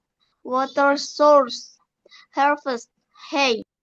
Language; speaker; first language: English; non-native, learner; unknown